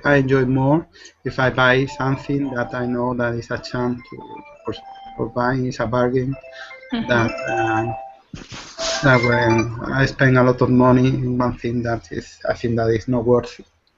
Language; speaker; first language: English; non-native, learner; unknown